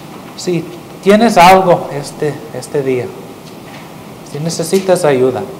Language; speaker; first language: Spanish; non-native, fluent; English